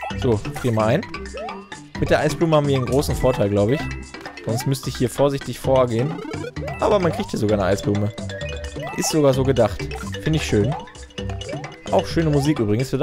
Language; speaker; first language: German; native; German